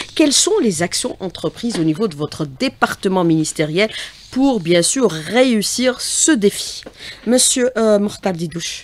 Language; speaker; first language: French; non-native, local second language; Arabic